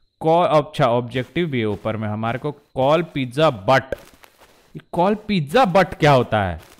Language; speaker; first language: Hindi; native; Hindi